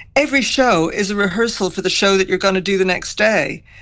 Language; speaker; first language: English; native; English